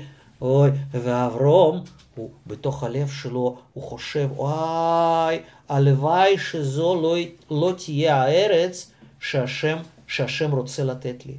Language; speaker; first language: Hebrew; non-native, fluent; Russian